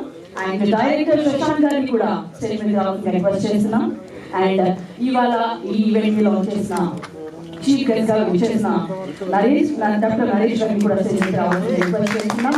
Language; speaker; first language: Telugu; native; Telugu